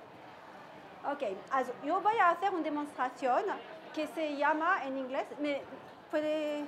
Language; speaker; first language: Spanish; non-native, learner; French